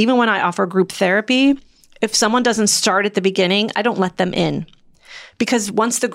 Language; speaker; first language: English; native; English